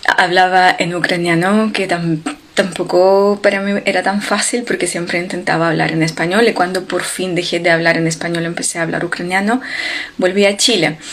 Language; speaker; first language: Spanish; non-native, fluent; Ukrainian